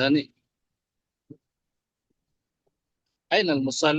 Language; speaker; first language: Arabic; non-native, learner; Indonesian